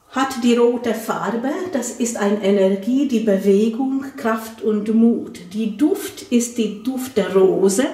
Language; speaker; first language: German; non-native, fluent; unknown